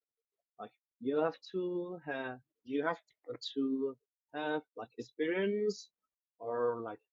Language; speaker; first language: English; non-native, learner; Vietnamese